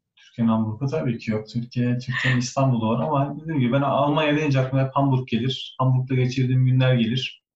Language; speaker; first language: Turkish; early bilingual, heritage; Turkish